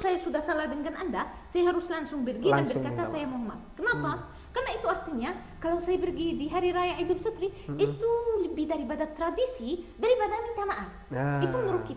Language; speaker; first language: Indonesian; non-native, learner; Arabic